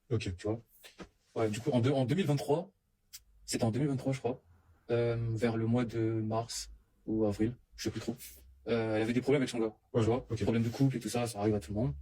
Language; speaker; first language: French; native; French